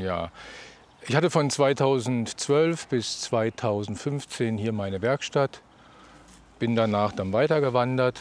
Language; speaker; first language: German; native; German